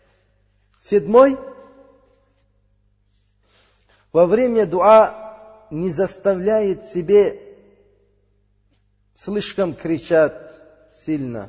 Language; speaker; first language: Russian; non-native, learner; Uzbek